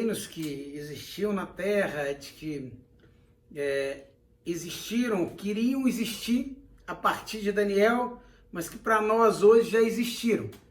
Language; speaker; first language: Portuguese; native; Portuguese